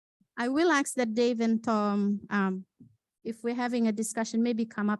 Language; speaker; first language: English; non-native, local second language; Fijian